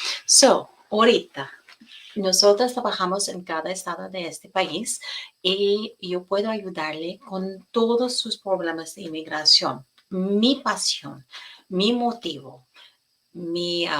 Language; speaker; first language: Spanish; non-native, fluent; English